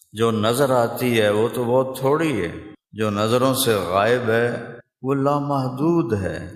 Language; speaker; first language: Urdu; non-native, local second language; Punjabi